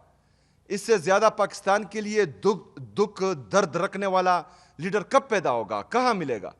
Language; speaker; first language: Urdu; non-native, local second language; Pashto